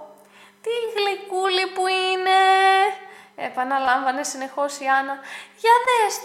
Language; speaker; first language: Greek; native; Greek